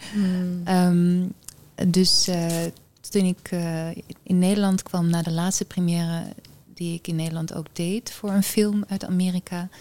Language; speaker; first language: Dutch; early bilingual, heritage; Dutch